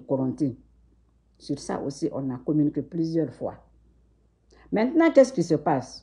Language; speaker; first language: French; non-native, local second language; Susu